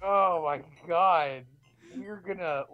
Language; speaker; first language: English; native; English